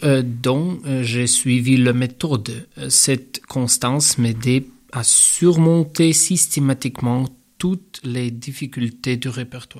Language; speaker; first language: French; non-native, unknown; Russian